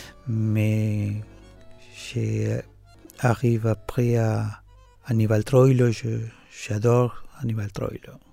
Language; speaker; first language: French; non-native, fluent; Spanish